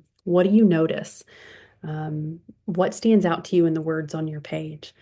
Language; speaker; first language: English; native; English